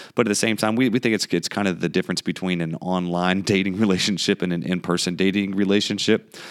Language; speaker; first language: English; native; English